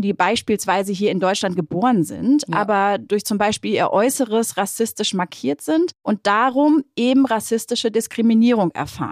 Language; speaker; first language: German; native; German